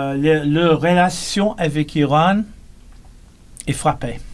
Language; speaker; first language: French; non-native, learner; English